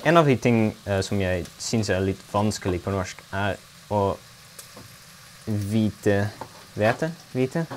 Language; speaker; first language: Norwegian; non-native, learner; Dutch